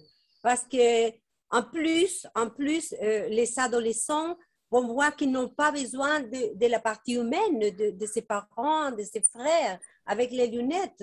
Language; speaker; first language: French; non-native, fluent; Spanish